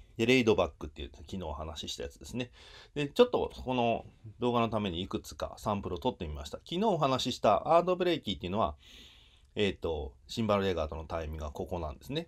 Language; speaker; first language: Japanese; native; Japanese